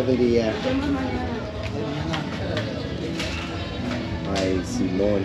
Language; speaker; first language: Spanish; non-native, learner; English